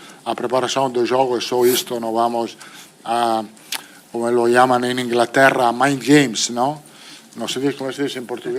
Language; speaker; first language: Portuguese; non-native, fluent; Italian